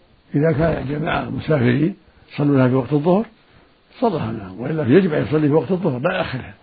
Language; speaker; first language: Arabic; native; Arabic